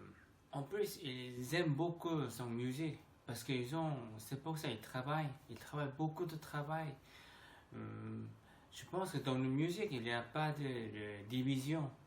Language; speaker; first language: French; non-native, learner; Korean